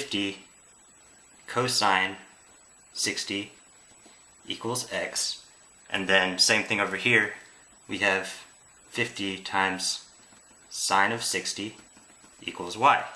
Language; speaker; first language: English; native; English